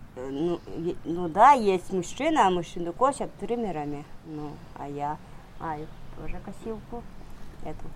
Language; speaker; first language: Russian; non-native, local second language; Polish